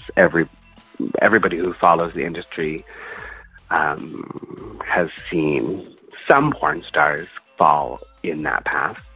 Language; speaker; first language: English; native; English